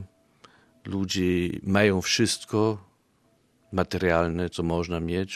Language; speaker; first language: Polish; non-native, fluent; German